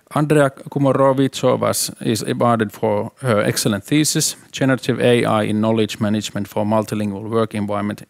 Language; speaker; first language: English; non-native, fluent; Finnish